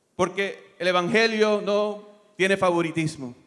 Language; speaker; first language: Spanish; early bilingual, other home language; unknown